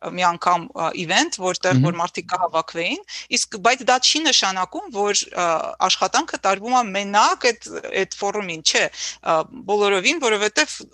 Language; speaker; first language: Armenian; native; Armenian